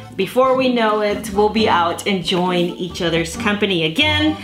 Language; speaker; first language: English; early bilingual, other home language; Spanish